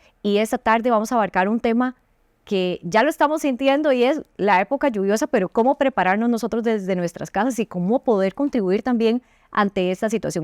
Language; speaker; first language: Spanish; native; Spanish